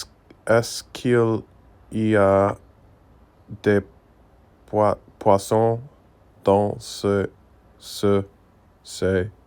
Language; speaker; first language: French; non-native, learner; English